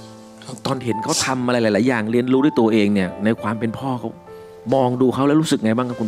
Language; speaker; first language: Thai; native; Thai